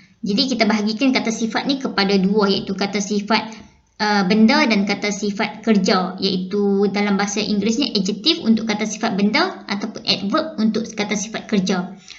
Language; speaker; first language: Malay; native; Malay